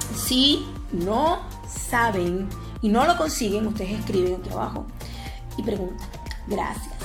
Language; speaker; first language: Spanish; native; Spanish